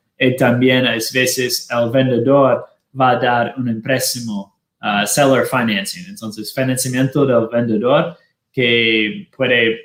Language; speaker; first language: Spanish; non-native, fluent; Portuguese